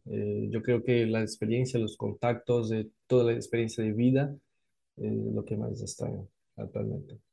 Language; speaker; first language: Spanish; non-native, fluent; Portuguese